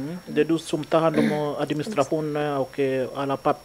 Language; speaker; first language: Swedish; non-native, learner; Lingala